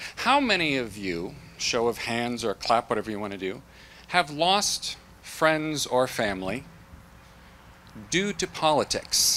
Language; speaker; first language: English; native; English